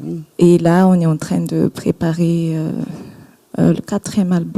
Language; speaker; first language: French; non-native, local second language; Malagasy